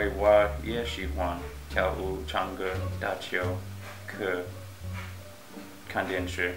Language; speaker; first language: Chinese; non-native, learner; English